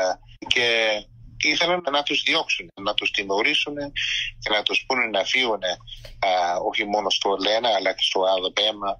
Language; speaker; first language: Greek; early bilingual, heritage; Greek